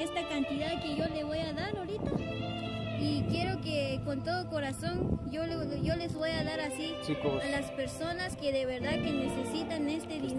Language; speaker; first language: Spanish; non-native, local second language; Kʼicheʼ